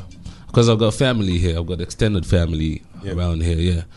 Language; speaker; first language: English; non-native, local second language; Bemba